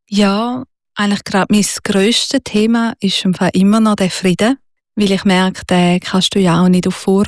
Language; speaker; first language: German; native; German